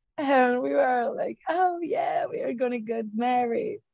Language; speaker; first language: English; non-native, fluent; Spanish